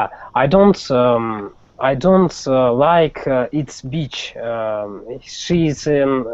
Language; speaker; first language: English; non-native, learner; Russian